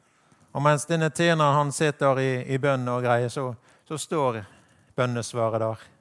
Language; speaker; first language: Norwegian; native; Norwegian